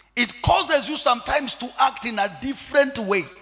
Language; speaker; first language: English; non-native, local second language; Swahili